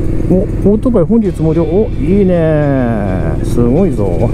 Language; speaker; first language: Japanese; native; Japanese